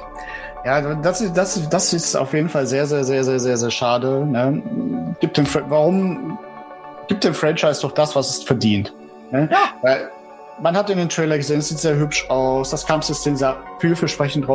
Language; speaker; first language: German; native; German